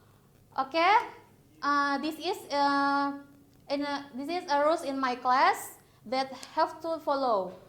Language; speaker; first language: English; non-native, learner; Indonesian